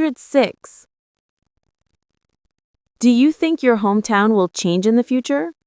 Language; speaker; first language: English; non-native, learner; Vietnamese